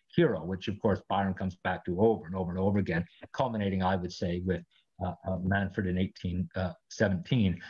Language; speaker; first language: English; native; English